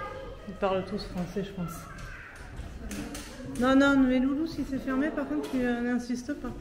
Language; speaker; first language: French; native; French